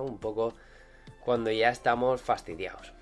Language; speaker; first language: Spanish; native; Spanish